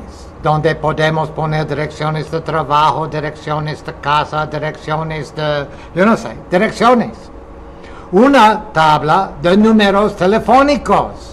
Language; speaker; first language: Spanish; non-native, fluent; English